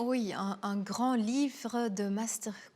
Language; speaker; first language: French; non-native, local second language; Dutch